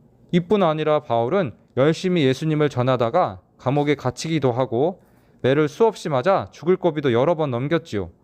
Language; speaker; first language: Korean; native; Korean